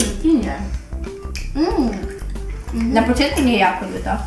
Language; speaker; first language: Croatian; early bilingual, heritage; English